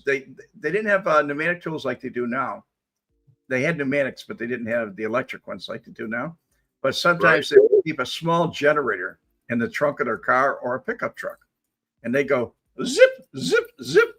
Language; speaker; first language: English; native; English